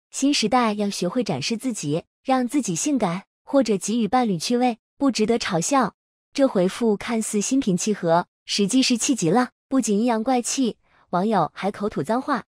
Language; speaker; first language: Chinese; native; Chinese